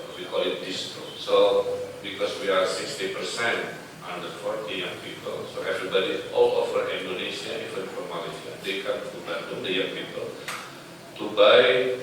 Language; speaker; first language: English; non-native, fluent; Indonesian